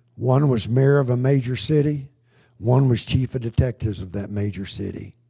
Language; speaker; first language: English; native; English